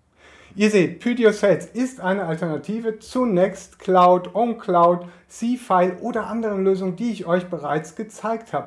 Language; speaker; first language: German; native; German